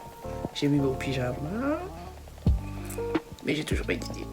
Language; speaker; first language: French; early bilingual, other home language; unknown